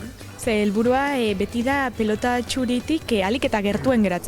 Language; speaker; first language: Basque; native; Basque